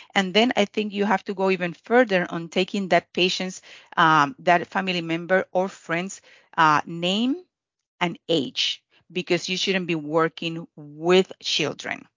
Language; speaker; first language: English; non-native, fluent; Spanish